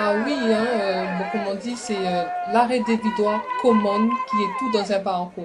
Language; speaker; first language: French; native; French